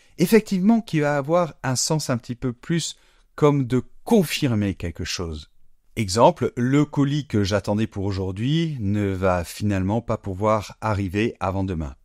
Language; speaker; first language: French; native; French